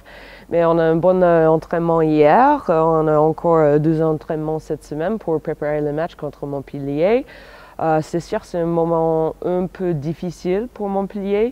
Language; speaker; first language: French; non-native, fluent; English